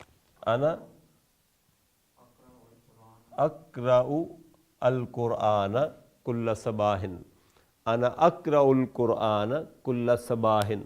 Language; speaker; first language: Arabic; non-native, fluent; Urdu